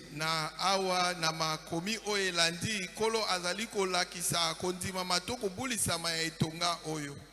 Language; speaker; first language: Lingala; native; Lingala